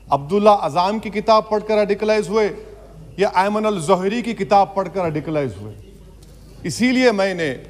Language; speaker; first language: Hindi; non-native, local second language; Urdu